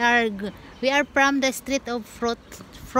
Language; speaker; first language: English; non-native, local second language; Filipino